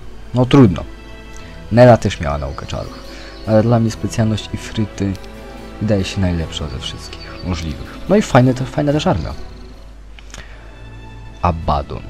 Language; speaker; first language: Polish; native; Polish